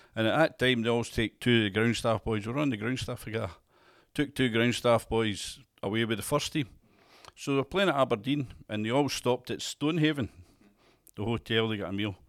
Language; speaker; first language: English; native; English